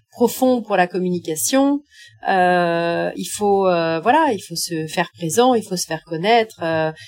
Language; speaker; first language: French; native; French